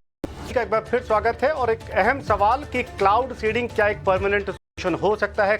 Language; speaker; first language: Hindi; native; Hindi